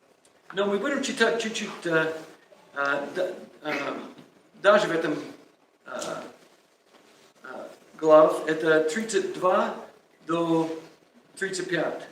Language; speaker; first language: Russian; non-native, learner; English